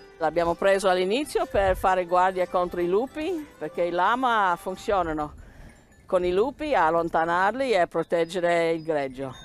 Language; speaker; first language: Italian; early bilingual, heritage; English